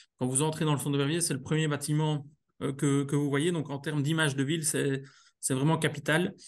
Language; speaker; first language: French; native; French